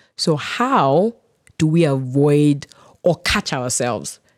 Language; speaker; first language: English; non-native, local second language; Yoruba